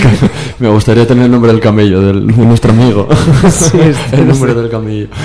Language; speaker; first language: Spanish; native; Spanish